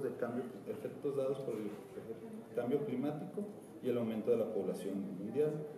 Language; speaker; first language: Spanish; native; Spanish